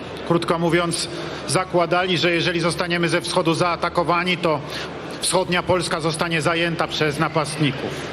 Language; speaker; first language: Polish; native; Polish